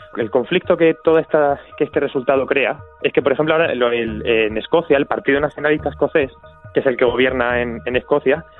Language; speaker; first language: Spanish; native; Spanish